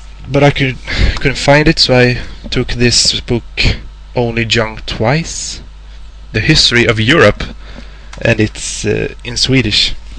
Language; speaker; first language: English; non-native, fluent; Swedish